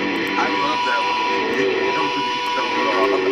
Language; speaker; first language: English; native; English